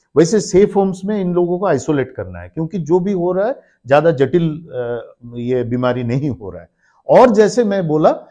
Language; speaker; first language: Hindi; non-native, local second language; Bangla